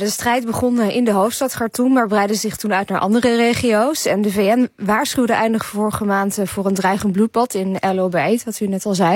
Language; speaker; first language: Dutch; native; Dutch